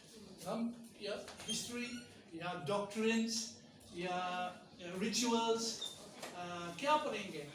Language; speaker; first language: Hindi; non-native, fluent; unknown